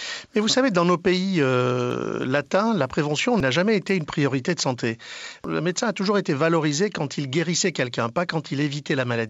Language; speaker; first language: French; native; French